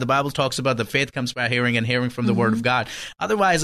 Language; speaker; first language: English; non-native, local second language; Urdu